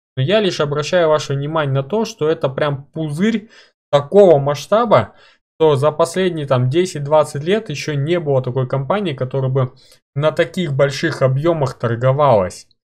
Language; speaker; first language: Russian; native; Russian